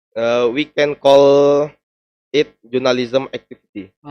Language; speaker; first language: English; non-native, learner; Indonesian